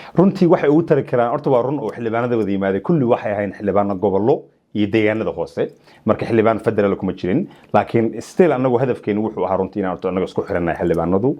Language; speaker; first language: Somali; early bilingual, heritage; Somali